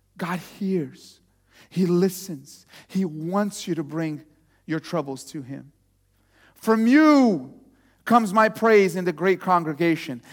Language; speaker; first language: English; non-native, fluent; Portuguese